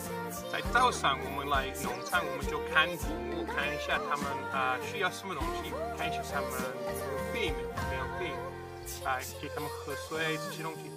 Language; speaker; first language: Chinese; non-native, learner; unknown